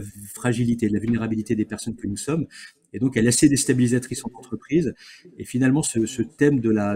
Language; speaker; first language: French; native; French